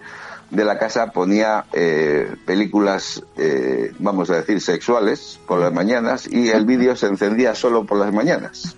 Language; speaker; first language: Spanish; native; Spanish